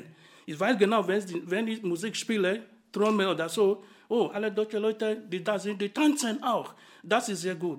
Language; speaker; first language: German; non-native, fluent; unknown